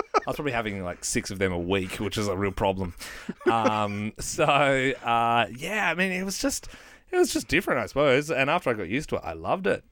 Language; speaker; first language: English; native; English